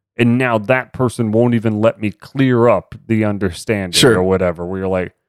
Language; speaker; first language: English; native; English